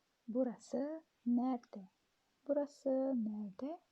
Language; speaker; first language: Turkish; non-native, fluent; Indonesian